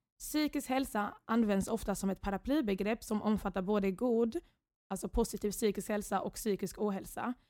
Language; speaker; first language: Swedish; early bilingual, other home language; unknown